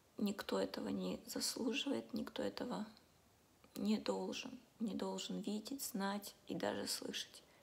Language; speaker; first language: Russian; native; Russian